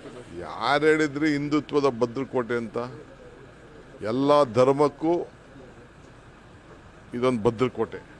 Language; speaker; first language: Kannada; native; Kannada